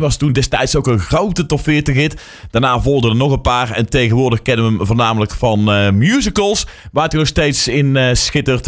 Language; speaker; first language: Dutch; native; Dutch